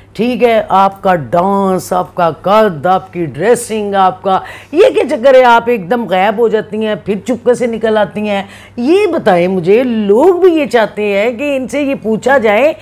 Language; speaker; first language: Urdu; non-native, local second language; Punjabi